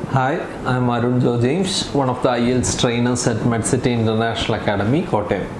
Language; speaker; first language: English; non-native, local second language; Malayalam